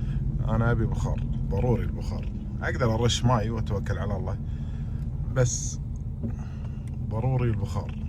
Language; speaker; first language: Arabic; native; Arabic